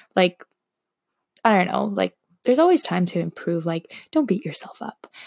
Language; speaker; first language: English; non-native, fluent; Slovak